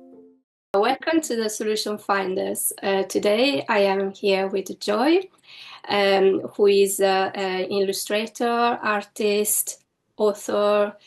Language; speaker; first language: English; non-native, fluent; Italian